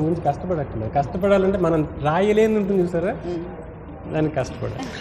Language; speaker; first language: Telugu; native; Telugu